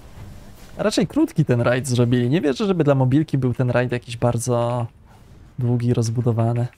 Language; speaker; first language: Polish; native; Polish